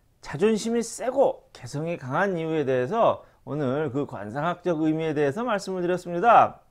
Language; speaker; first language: Korean; native; Korean